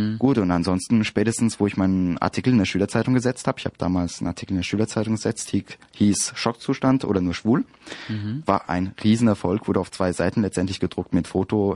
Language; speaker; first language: German; early bilingual, other home language; French